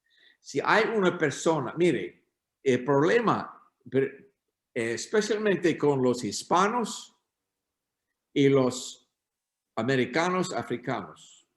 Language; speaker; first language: Spanish; non-native, learner; English